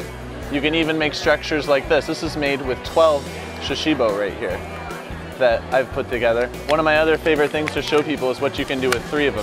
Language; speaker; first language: English; native; English